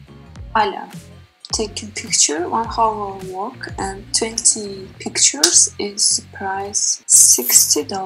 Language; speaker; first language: English; non-native, learner; Russian